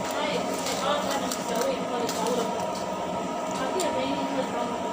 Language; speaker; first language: Arabic; non-native, learner; Bangla